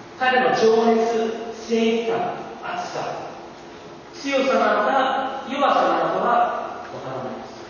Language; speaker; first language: Japanese; early bilingual, heritage; Japanese